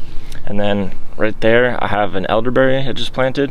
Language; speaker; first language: English; native; English